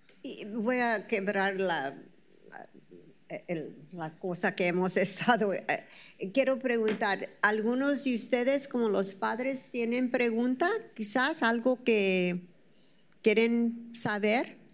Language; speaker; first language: Spanish; early bilingual, heritage; Spanish